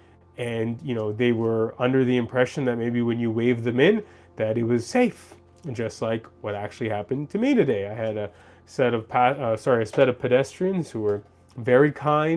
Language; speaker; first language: English; native; English